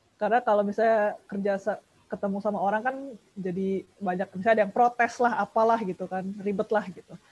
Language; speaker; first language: Indonesian; native; Indonesian